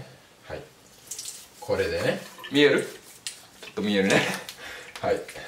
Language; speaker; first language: Japanese; non-native, fluent; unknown